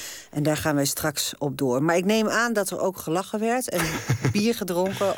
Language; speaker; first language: Dutch; native; Dutch